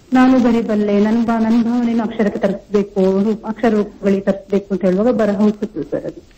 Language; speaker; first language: Kannada; native; Kannada